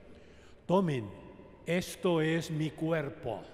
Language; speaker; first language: Spanish; native; Spanish